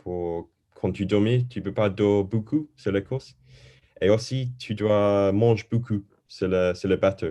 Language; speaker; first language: French; non-native, learner; English